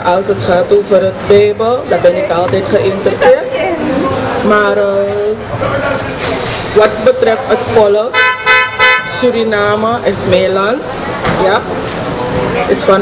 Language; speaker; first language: Dutch; native; Dutch